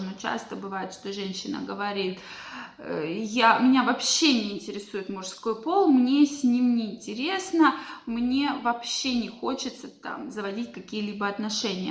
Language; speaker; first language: Russian; native; Russian